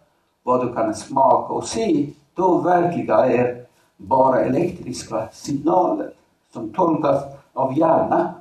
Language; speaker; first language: Swedish; non-native, fluent; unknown